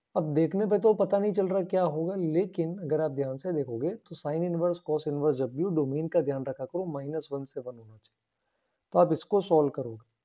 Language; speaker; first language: Hindi; native; Hindi